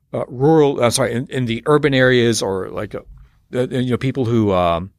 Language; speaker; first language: English; native; English